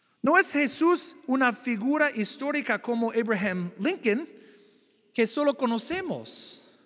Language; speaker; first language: Spanish; non-native, fluent; English